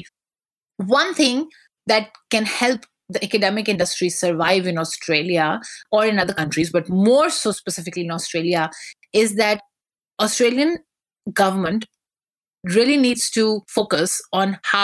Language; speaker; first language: English; non-native, local second language; Pashto